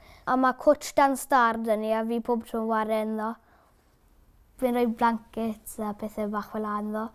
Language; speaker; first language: Welsh; native; Welsh